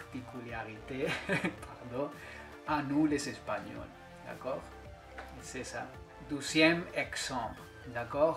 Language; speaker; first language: French; non-native, fluent; Spanish